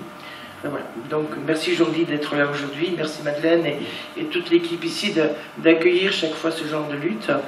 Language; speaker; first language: French; native; French